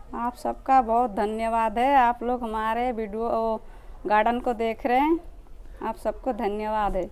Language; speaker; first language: Hindi; non-native, local second language; Bangla